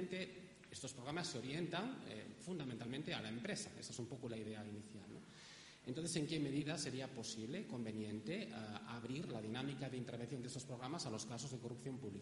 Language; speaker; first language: Spanish; native; Spanish